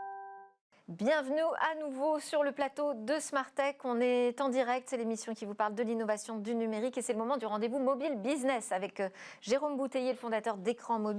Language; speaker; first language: French; native; French